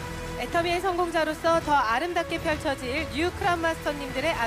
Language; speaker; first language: Korean; native; Korean